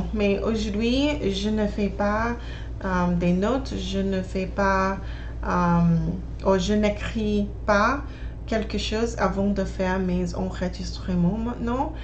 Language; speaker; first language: French; non-native, learner; English